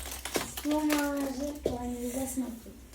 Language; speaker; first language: Russian; early bilingual, other home language; Tajik